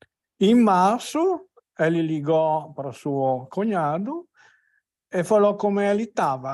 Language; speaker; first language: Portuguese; non-native, learner; Italian